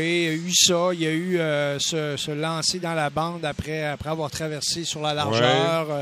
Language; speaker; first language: French; native; French